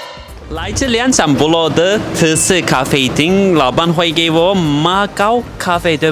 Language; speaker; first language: Chinese; non-native, fluent; Turkish